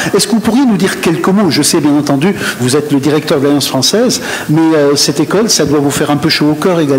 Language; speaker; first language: French; non-native, local second language; Arabic